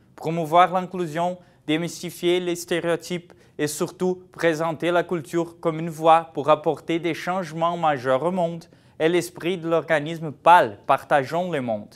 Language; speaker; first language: French; non-native, fluent; Portuguese